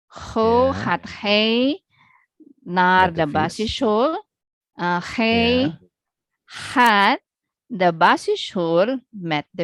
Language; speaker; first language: Dutch; non-native, learner; Indonesian